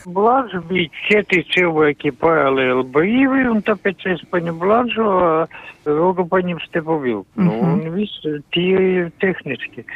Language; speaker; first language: Latvian; non-native, local second language; Russian